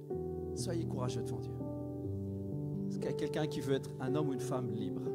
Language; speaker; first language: French; native; French